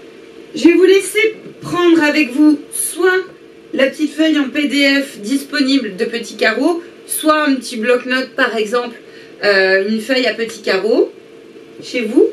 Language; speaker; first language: French; native; French